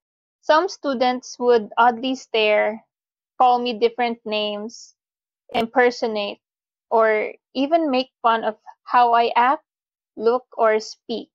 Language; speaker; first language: English; non-native, local second language; Filipino